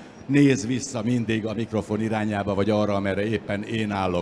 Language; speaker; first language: Hungarian; native; Hungarian